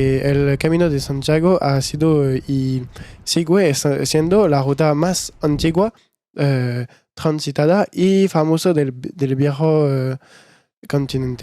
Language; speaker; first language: Spanish; non-native, learner; French